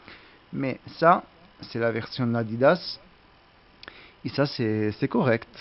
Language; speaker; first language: French; non-native, learner; Italian